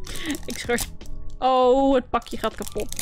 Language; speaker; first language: Dutch; native; Dutch